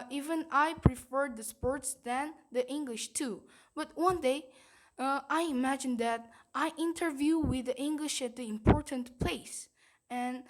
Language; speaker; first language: English; non-native, learner; Korean